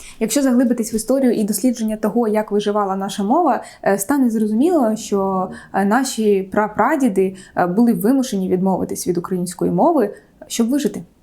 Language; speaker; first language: Ukrainian; non-native, local second language; Russian